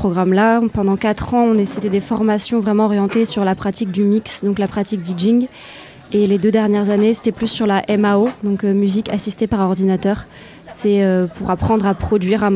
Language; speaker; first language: French; native; French